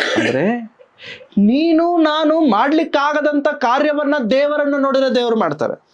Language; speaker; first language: Kannada; non-native, local second language; Telugu